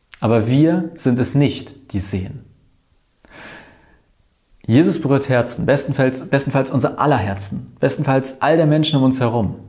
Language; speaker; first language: German; native; German